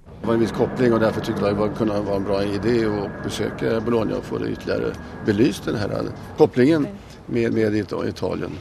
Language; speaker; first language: Swedish; native; Swedish